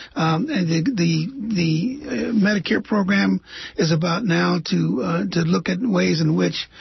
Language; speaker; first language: English; native; English